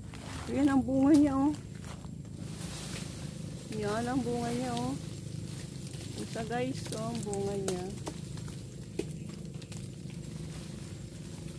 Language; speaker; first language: Filipino; non-native, local second language; Aklanon